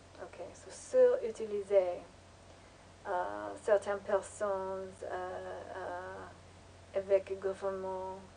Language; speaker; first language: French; non-native, learner; English